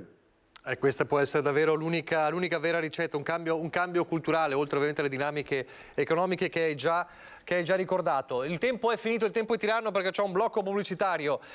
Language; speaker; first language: Italian; native; Italian